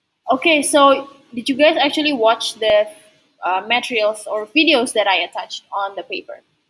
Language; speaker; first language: English; non-native, fluent; Indonesian